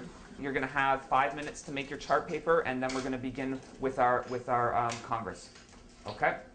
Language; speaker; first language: English; native; English